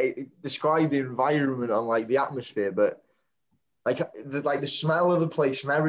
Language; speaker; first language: English; native; English